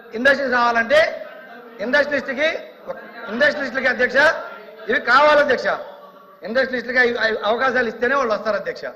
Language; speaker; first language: Telugu; native; Telugu